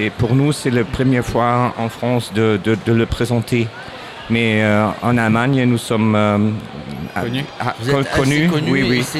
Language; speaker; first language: French; non-native, learner; German